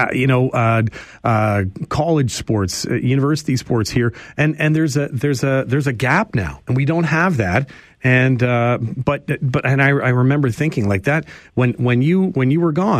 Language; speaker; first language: English; native; English